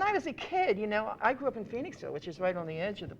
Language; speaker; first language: English; native; English